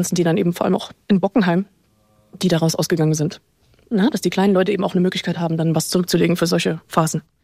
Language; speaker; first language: German; native; German